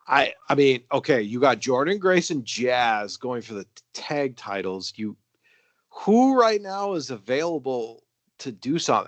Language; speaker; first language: English; native; English